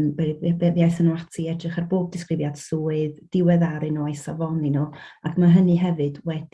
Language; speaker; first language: Welsh; native; Welsh